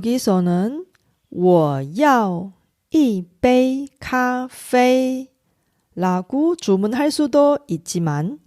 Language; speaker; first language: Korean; non-native, fluent; Chinese